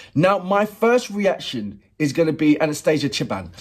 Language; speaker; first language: English; native; English